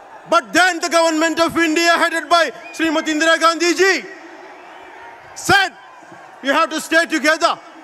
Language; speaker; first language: English; non-native, local second language; Telugu